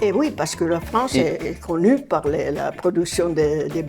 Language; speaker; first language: French; non-native, fluent; Italian